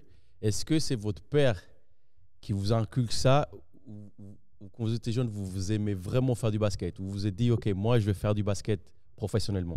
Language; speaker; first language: French; native; French